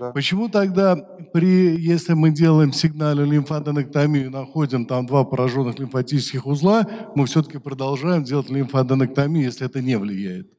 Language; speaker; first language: Russian; native; Russian